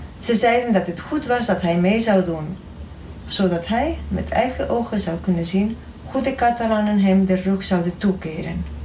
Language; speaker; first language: Dutch; non-native, fluent; Catalan